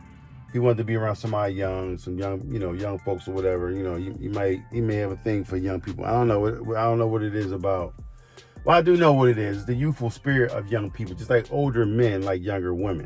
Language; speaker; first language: English; native; English